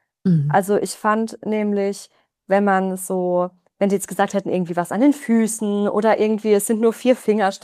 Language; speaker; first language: German; native; German